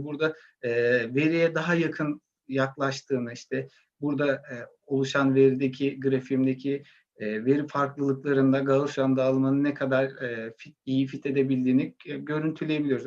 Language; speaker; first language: Turkish; native; Turkish